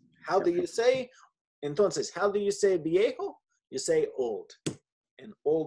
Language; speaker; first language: English; native; English